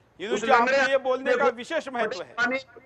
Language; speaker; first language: Hindi; native; Hindi